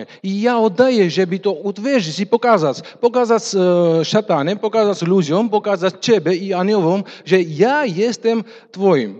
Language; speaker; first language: Polish; non-native, fluent; Russian